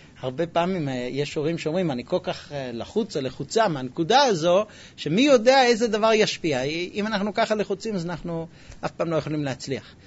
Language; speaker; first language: Hebrew; non-native, fluent; English